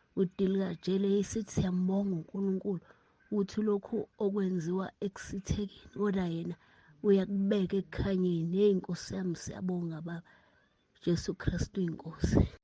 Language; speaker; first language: Zulu; native; Zulu